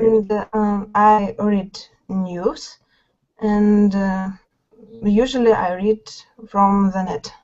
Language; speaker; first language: English; non-native, fluent; Tatar